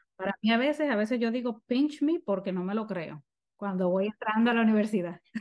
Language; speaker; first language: Spanish; native; Spanish